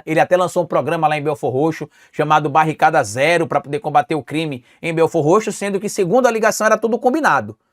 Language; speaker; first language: Portuguese; native; Portuguese